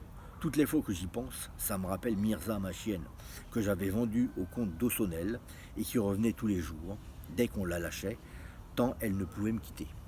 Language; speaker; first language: French; native; French